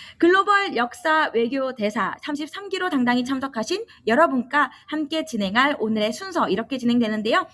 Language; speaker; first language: Korean; native; Korean